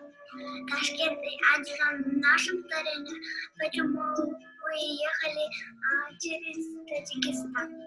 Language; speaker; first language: Russian; non-native, learner; Uzbek